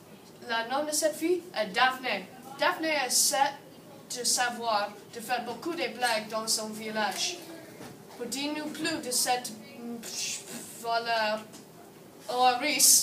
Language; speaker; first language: French; non-native, learner; English